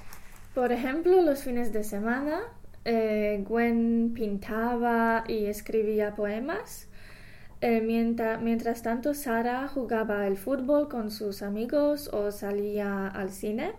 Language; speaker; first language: Spanish; non-native, learner; English